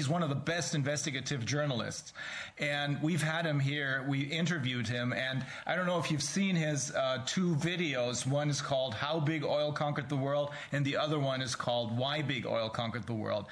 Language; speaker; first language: English; non-native, fluent; German